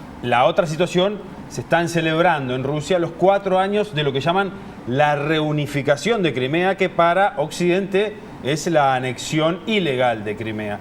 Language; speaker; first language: Spanish; native; Spanish